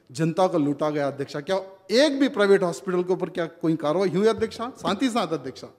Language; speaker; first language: Hindi; non-native, local second language; Telugu